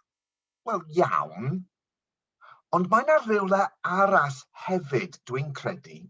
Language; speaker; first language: Welsh; non-native, local second language; English